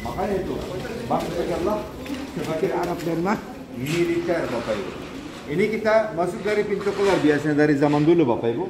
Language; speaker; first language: Indonesian; non-native, fluent; Turkish